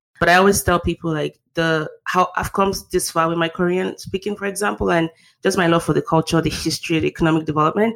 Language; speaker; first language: English; non-native, local second language; Yoruba